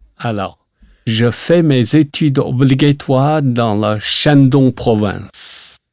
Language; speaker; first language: French; non-native, learner; Chinese